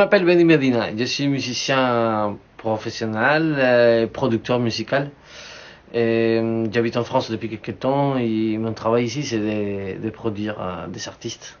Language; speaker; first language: French; non-native, fluent; Spanish